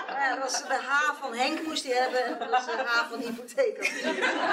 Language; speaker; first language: Dutch; native; Dutch